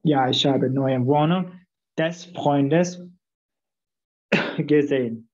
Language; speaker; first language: German; non-native, fluent; Turkish